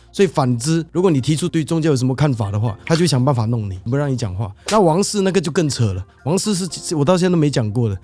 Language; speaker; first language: Chinese; native; Chinese